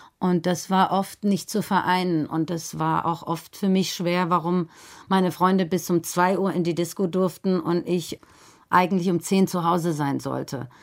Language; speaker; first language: German; early bilingual, other home language; Persian